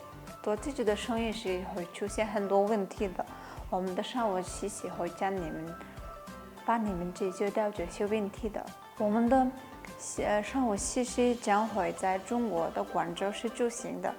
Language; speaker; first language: Chinese; non-native, fluent; Mongolian